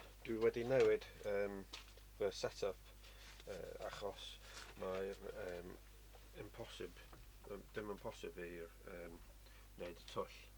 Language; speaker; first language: Welsh; non-native, learner; English